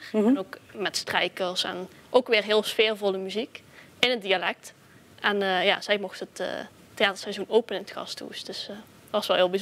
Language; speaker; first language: Dutch; native; Dutch